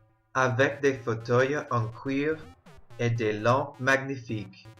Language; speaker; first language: French; non-native, learner; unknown